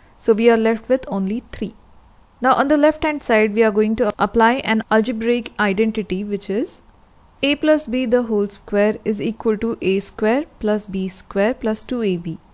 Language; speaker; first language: English; non-native, local second language; Hindi